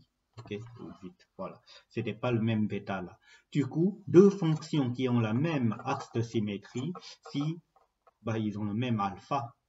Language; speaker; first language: French; non-native, fluent; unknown